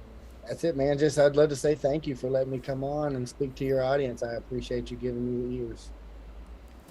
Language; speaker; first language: English; native; English